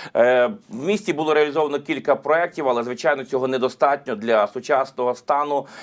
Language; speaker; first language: Ukrainian; native; Ukrainian